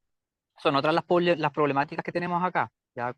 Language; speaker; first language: Spanish; native; Spanish